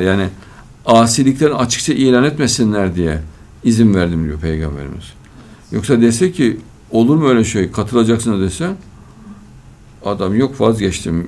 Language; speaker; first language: Turkish; native; Turkish